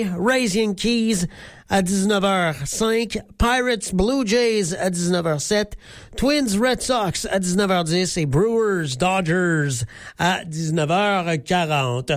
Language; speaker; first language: French; native; French